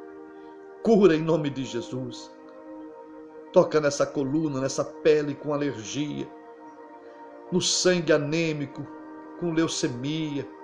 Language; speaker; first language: Portuguese; native; Portuguese